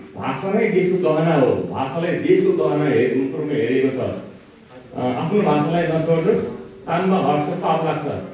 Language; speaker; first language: Nepali; non-native, local second language; Eastern Tamang